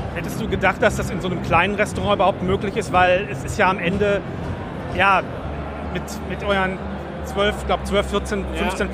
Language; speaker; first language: German; native; German